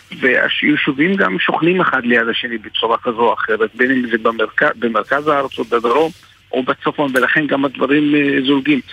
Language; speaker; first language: Hebrew; non-native, local second language; Arabic